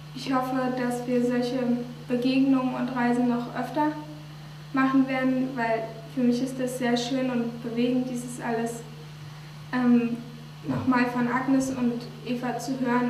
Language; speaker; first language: German; native; German